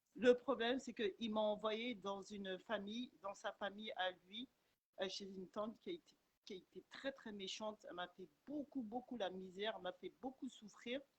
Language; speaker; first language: French; early bilingual, other home language; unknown